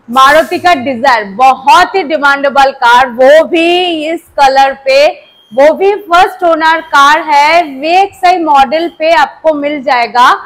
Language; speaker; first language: Hindi; non-native, local second language; Bangla